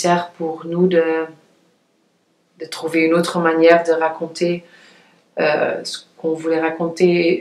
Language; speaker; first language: French; non-native, fluent; Dutch